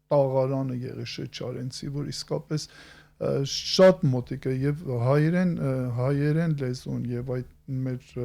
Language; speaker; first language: Armenian; native; Armenian